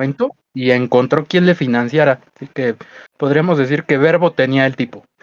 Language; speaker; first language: Spanish; native; Spanish